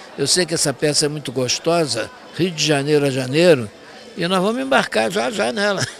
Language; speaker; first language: Portuguese; native; Portuguese